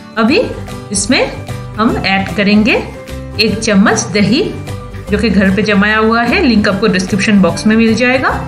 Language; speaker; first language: Hindi; non-native, local second language; Bangla